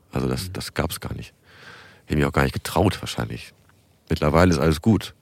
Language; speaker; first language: German; native; German